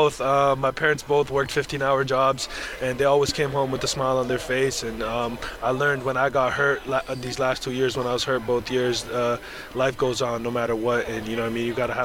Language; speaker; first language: English; native; English